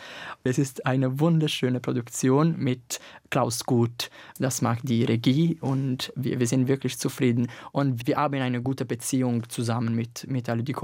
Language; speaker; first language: German; non-native, learner; Italian